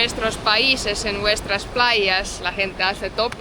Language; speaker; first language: Spanish; non-native, fluent; Portuguese